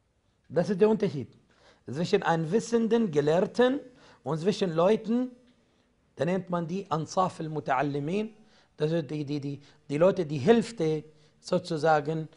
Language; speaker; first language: German; non-native, fluent; Arabic